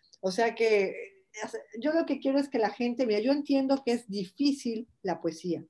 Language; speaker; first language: Spanish; native; Spanish